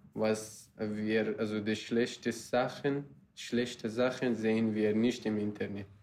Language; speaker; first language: German; non-native, learner; Persian